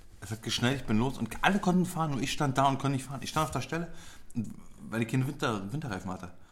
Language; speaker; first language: German; early bilingual, other home language; Polish